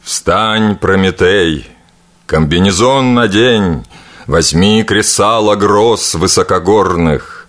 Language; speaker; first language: Russian; native; Russian